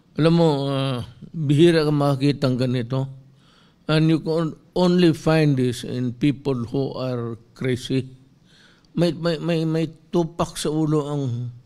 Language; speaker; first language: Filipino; non-native, local second language; Cebuano